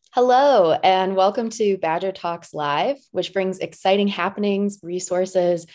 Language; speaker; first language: English; native; English